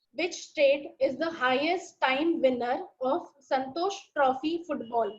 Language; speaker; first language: English; non-native, local second language; Marathi